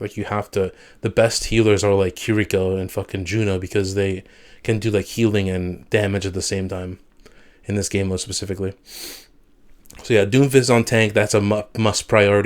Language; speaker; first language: English; native; English